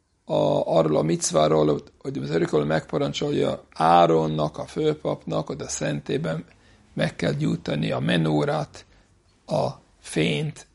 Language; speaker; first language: Hungarian; non-native, fluent; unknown